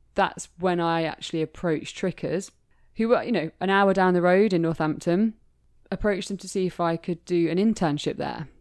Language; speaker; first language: English; native; English